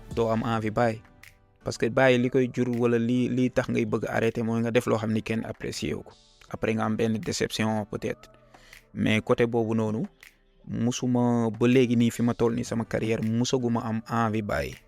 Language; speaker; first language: Wolof; native; Wolof